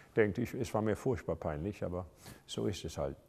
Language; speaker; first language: German; non-native, fluent; English